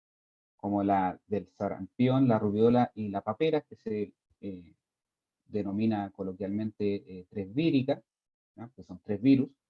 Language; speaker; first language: Spanish; native; Spanish